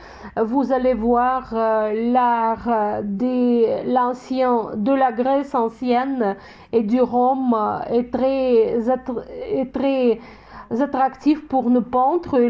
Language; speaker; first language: French; non-native, fluent; Russian